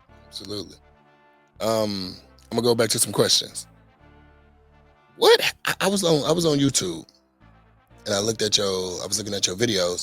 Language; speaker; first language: English; native; English